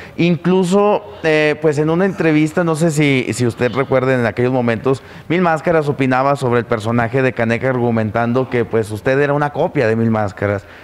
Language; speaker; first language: Spanish; native; Spanish